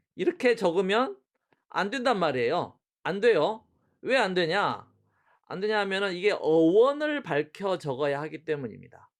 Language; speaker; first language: Korean; native; Korean